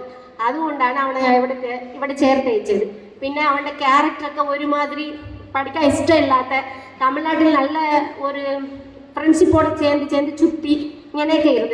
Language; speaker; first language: Malayalam; non-native, learner; Tamil